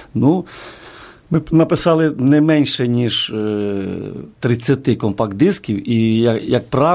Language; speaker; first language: Ukrainian; native; Ukrainian